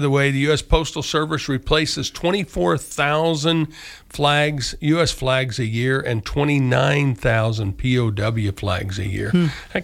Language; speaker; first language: English; native; English